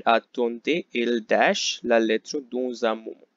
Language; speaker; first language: French; non-native, fluent; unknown